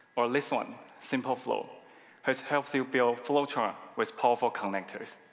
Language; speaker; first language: English; non-native, fluent; Chinese